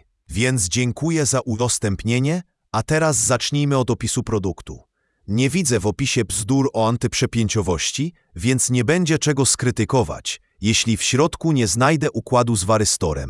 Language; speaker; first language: Polish; native; Polish